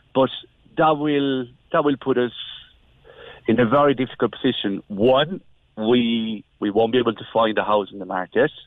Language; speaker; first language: English; non-native, fluent; Spanish